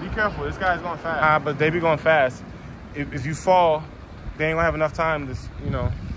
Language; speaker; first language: English; early bilingual, other home language; Spanish